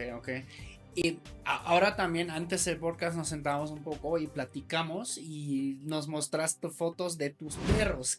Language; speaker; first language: Spanish; native; Spanish